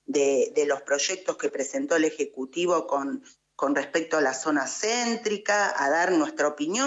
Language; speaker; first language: Spanish; native; Spanish